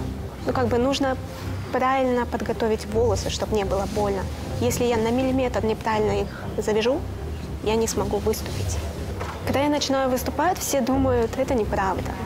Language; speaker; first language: Russian; native; Russian